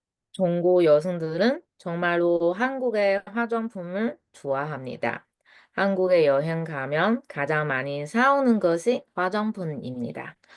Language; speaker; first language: Korean; non-native, fluent; Chinese